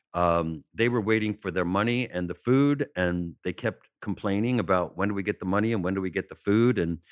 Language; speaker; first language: English; native; English